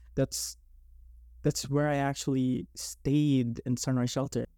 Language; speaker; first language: English; non-native, local second language; Filipino